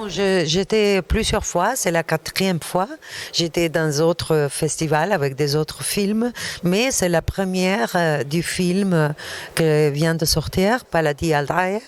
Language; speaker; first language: French; non-native, fluent; Arabic